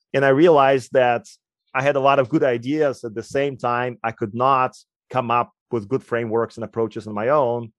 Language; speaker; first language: English; non-native, fluent; Ukrainian